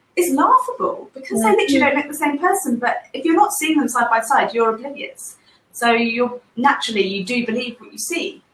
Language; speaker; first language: English; native; English